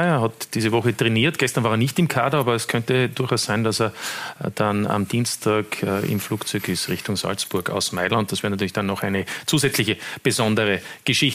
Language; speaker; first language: German; native; German